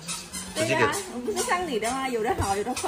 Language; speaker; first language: Chinese; non-native, learner; Vietnamese